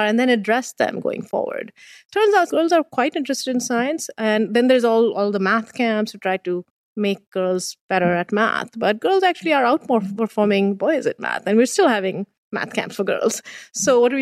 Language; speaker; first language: English; non-native, local second language; Bangla